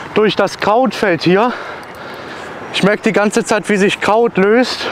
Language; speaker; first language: German; native; German